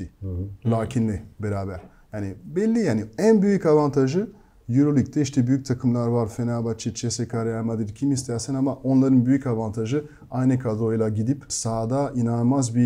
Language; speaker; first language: Turkish; non-native, fluent; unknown